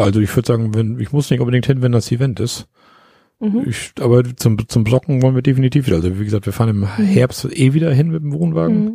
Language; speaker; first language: German; native; German